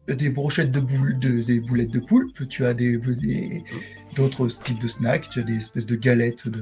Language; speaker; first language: French; native; French